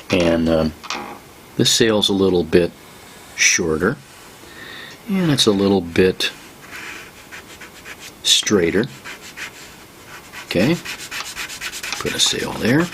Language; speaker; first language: English; native; English